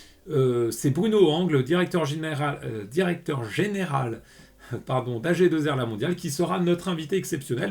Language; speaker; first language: French; native; French